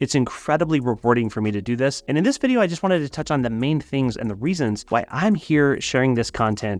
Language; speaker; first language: English; native; English